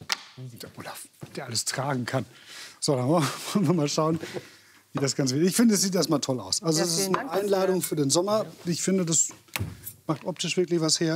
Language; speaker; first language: German; native; German